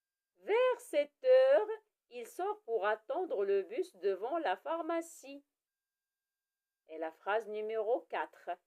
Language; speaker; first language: French; non-native, local second language; Arabic